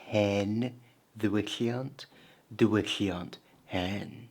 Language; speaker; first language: Welsh; non-native, fluent; English